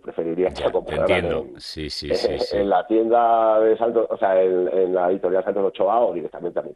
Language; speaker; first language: Spanish; native; Spanish